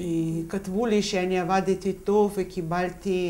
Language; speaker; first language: Hebrew; non-native, fluent; Russian